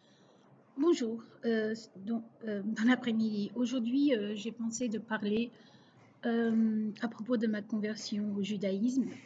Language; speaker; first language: French; non-native, local second language; Portuguese